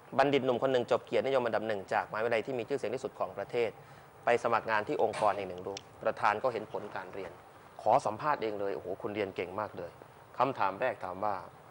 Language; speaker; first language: Thai; native; Thai